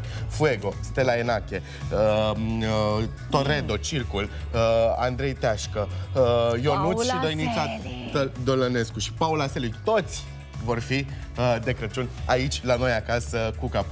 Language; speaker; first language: Romanian; native; Romanian